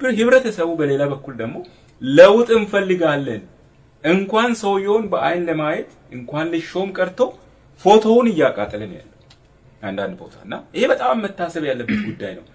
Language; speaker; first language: Amharic; non-native, local second language; Sidamo